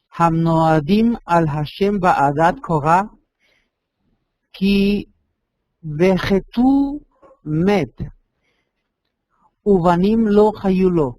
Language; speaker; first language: Hebrew; non-native, learner; Spanish